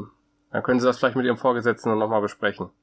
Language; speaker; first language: German; native; German